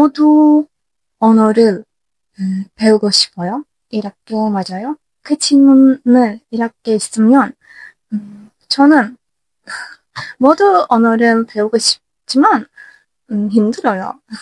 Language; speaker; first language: Korean; non-native, learner; Turkish